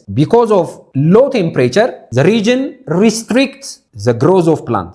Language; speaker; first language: English; non-native, local second language; Amharic